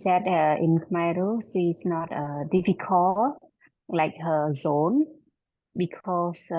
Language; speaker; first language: English; non-native, learner; Khmer